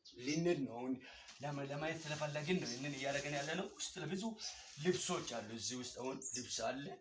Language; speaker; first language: Amharic; non-native, local second language; Hadiyya